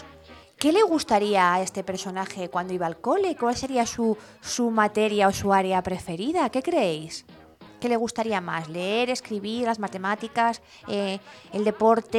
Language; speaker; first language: Spanish; native; Spanish